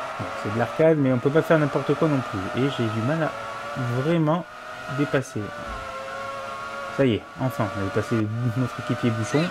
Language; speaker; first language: French; native; French